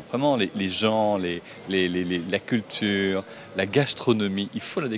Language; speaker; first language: French; native; French